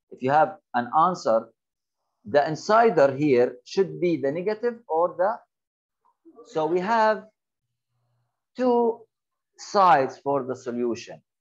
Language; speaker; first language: English; non-native, fluent; Arabic